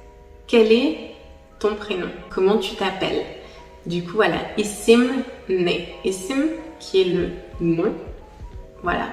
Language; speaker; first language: French; native; French